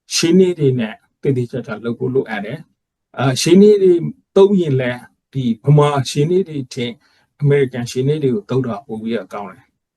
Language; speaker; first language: Burmese; native; Burmese